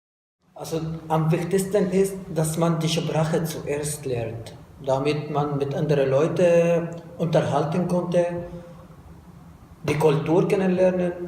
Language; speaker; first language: German; non-native, fluent; Arabic